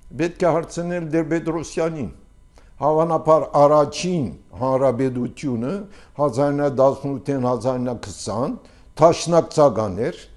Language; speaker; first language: Armenian; early bilingual, heritage; Armenian